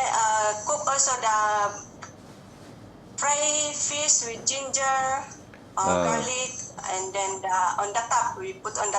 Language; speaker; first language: English; non-native, learner; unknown